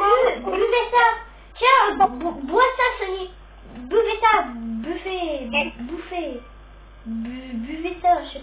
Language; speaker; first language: French; native; French